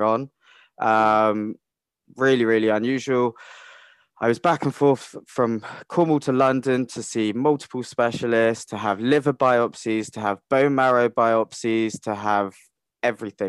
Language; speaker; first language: English; native; English